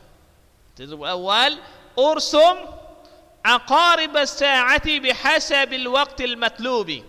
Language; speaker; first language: Arabic; non-native, fluent; Indonesian